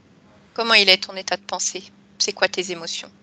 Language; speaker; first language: French; native; French